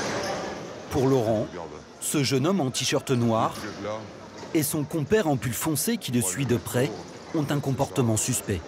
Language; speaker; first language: French; native; French